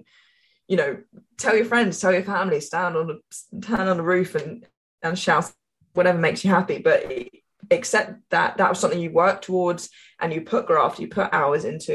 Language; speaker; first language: English; native; English